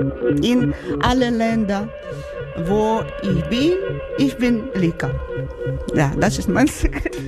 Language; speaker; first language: German; non-native, learner; Ukrainian